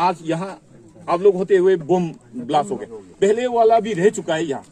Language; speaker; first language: Hindi; non-native, local second language; Manipuri